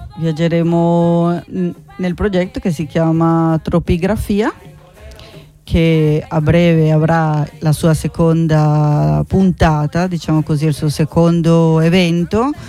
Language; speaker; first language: Italian; non-native, fluent; Spanish